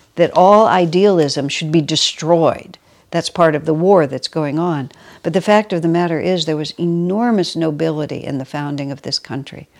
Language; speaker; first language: English; native; English